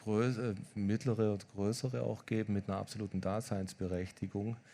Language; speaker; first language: German; native; German